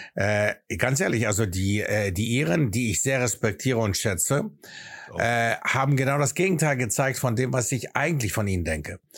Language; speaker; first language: German; early bilingual, other home language; Greek